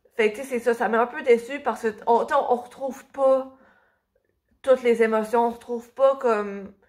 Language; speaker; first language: French; native; French